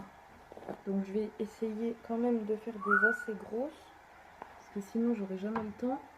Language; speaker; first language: French; native; French